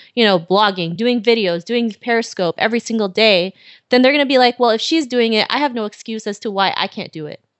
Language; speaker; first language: English; early bilingual, other home language; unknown